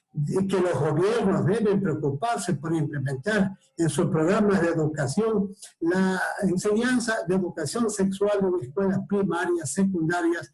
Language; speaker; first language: Spanish; native; Spanish